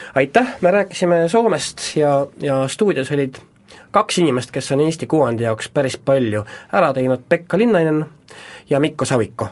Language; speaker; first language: Estonian; native; Estonian